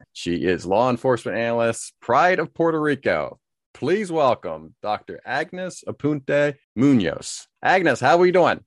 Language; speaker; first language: English; native; English